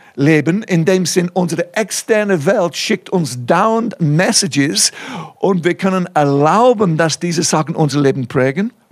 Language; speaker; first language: German; non-native, fluent; English